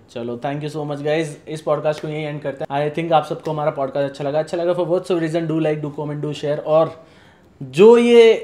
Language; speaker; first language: Hindi; native; Hindi